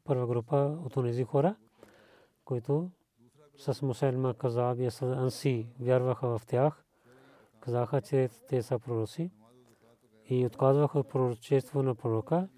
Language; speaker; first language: Bulgarian; non-native, learner; Urdu